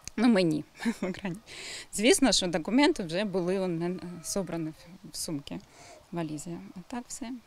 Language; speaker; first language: Ukrainian; non-native, local second language; Russian